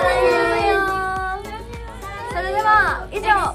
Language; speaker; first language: Japanese; native; Japanese